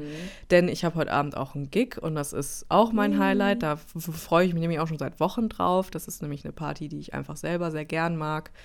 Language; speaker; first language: German; native; German